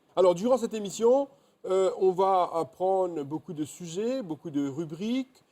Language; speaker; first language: French; non-native, local second language; Morisyen